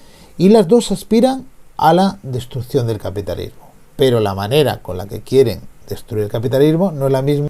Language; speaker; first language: Spanish; native; Spanish